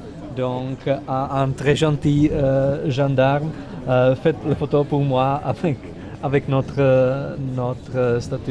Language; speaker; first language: French; non-native, learner; Czech